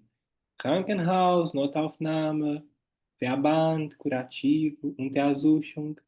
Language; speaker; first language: German; non-native, fluent; Portuguese